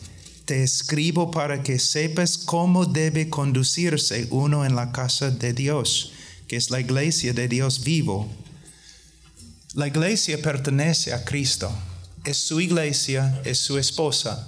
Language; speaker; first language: Spanish; non-native, fluent; English